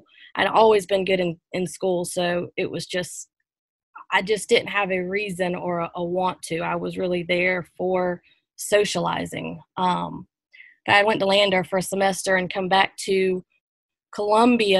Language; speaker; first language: English; native; English